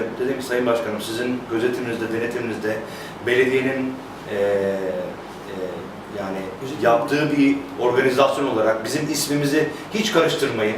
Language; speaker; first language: Turkish; native; Turkish